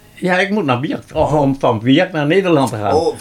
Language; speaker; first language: Dutch; non-native, local second language; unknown